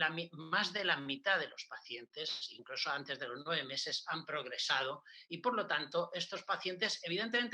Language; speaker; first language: Spanish; native; Spanish